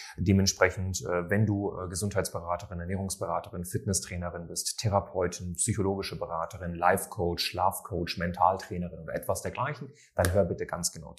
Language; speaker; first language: German; native; German